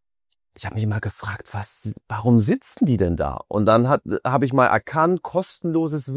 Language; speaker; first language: German; native; German